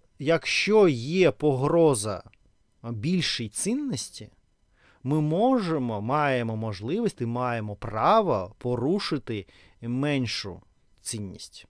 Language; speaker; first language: Ukrainian; non-native, local second language; Russian